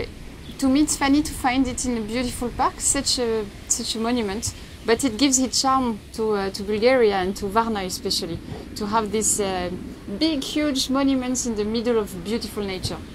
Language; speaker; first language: English; non-native, fluent; French